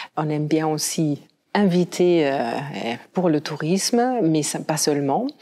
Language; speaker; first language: French; non-native, fluent; German